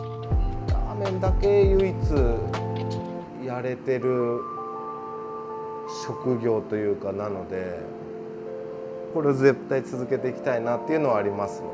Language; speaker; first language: Japanese; native; Japanese